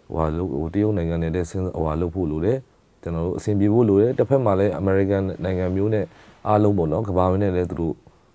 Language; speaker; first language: Burmese; native; Burmese